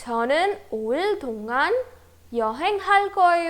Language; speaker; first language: Korean; non-native, fluent; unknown